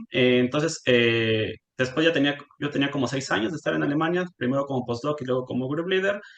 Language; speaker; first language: Spanish; native; Spanish